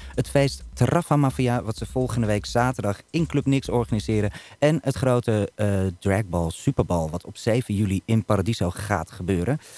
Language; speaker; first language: Dutch; native; Dutch